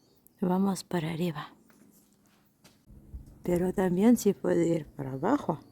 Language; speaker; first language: Spanish; non-native, fluent; Russian